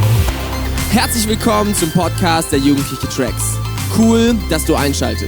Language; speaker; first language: German; native; German